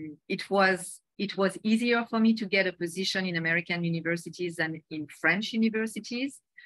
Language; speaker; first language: English; non-native, fluent; French